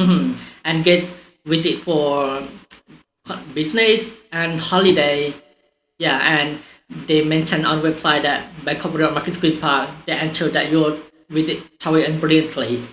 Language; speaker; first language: English; non-native, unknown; Thai